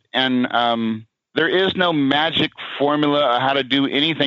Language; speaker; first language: English; native; English